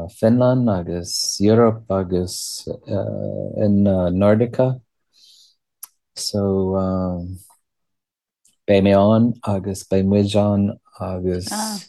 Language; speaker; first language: Irish; non-native, learner; English